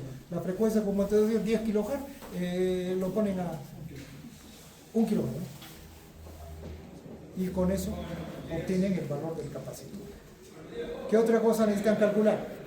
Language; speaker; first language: Spanish; native; Spanish